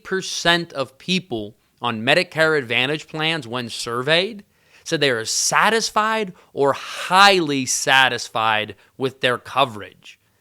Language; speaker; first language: English; native; English